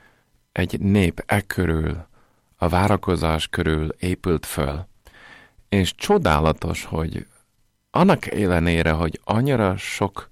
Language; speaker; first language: Hungarian; non-native, fluent; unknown